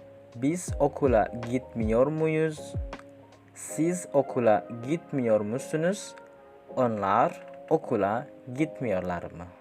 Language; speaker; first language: Turkish; non-native, fluent; Indonesian